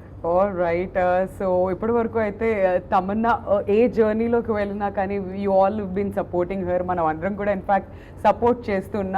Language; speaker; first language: Telugu; native; Telugu